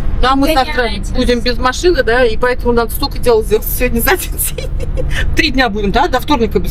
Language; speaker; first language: Russian; native; Russian